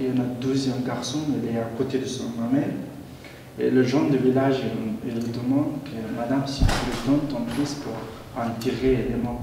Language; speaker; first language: French; non-native, learner; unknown